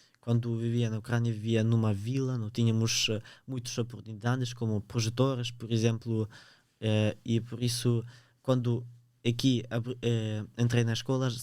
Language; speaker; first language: Portuguese; early bilingual, other home language; Ukrainian